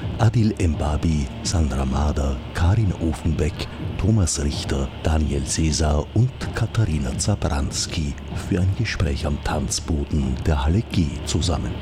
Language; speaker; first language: German; native; German